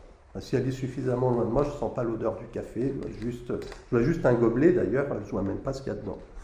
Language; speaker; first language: French; native; French